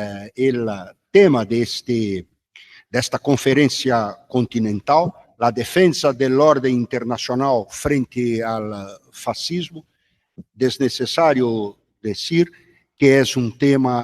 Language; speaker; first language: Spanish; non-native, fluent; Portuguese